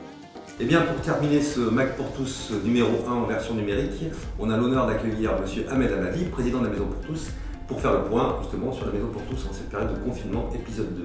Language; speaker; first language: French; native; French